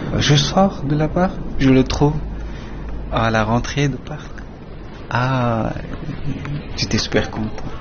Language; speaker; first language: French; non-native, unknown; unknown